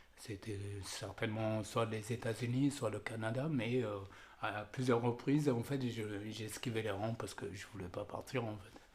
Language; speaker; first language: French; early bilingual, other home language; Amharic